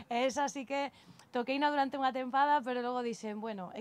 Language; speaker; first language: Spanish; native; Spanish